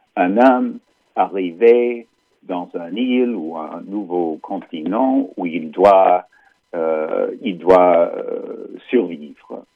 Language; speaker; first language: French; non-native, fluent; English